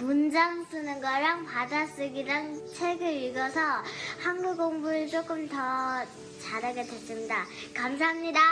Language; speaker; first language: Korean; early bilingual, heritage; Korean